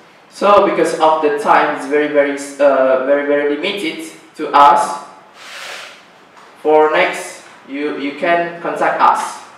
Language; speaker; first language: English; non-native, learner; Indonesian